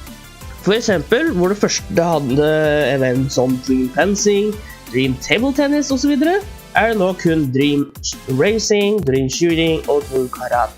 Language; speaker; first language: Norwegian; native; Norwegian